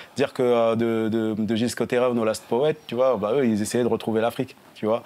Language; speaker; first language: French; native; French